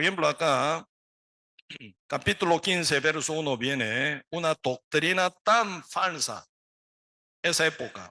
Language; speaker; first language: Spanish; non-native, learner; Korean